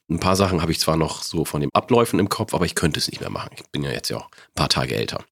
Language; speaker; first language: German; early bilingual, other home language; Oromo